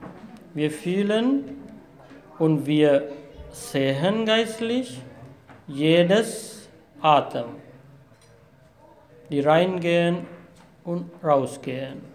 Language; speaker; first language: German; non-native, fluent; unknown